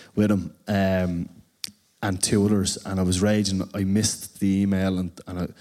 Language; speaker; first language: English; native; English